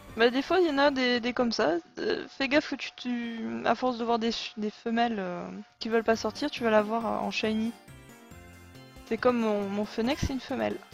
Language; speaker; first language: French; native; French